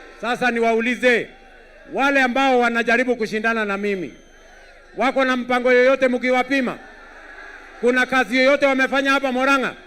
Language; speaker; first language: Swahili; non-native, local second language; Kalenjin